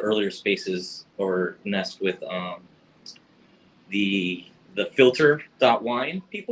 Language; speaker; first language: English; native; English